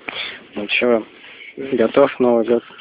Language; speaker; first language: Russian; native; Russian